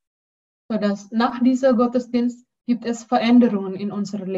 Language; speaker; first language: German; non-native, learner; Indonesian